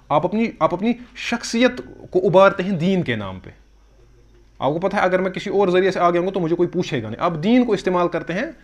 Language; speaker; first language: Urdu; non-native, local second language; Kashmiri